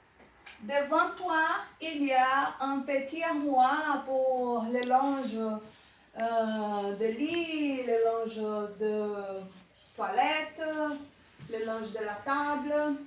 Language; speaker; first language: French; non-native, learner; Portuguese